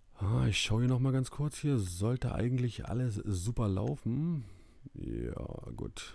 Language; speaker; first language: German; native; German